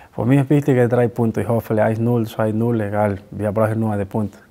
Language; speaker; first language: German; non-native, learner; Spanish